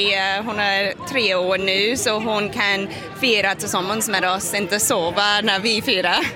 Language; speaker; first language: Swedish; non-native, fluent; English